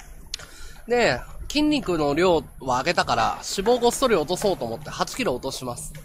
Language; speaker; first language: Japanese; native; Japanese